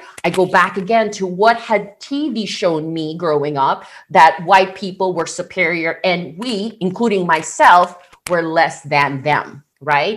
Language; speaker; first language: English; non-native, local second language; Filipino